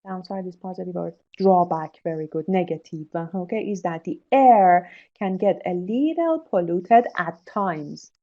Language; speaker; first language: English; non-native, fluent; Persian